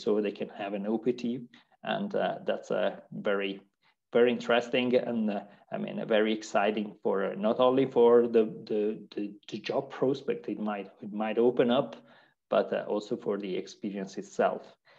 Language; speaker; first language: English; non-native, fluent; Italian